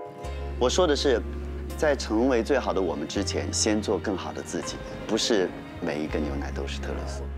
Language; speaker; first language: Chinese; native; Chinese